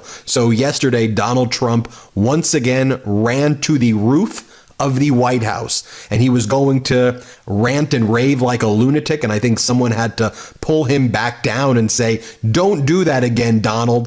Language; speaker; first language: English; native; English